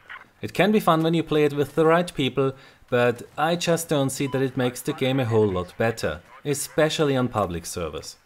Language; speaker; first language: English; non-native, fluent; German